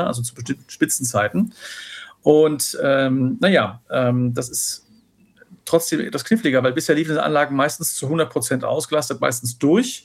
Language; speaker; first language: German; native; German